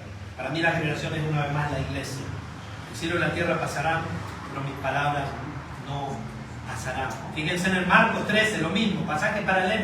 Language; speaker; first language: Spanish; native; Spanish